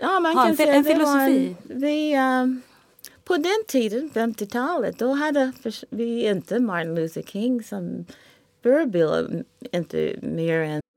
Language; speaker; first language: Swedish; non-native, fluent; English